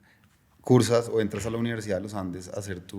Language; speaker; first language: Spanish; native; Spanish